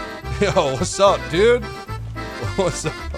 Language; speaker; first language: English; native; English